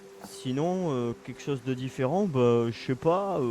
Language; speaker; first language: French; native; French